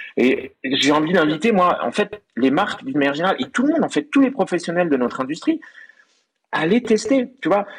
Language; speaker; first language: French; native; French